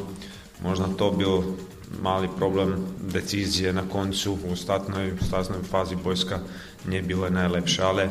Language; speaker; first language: Polish; non-native, fluent; Croatian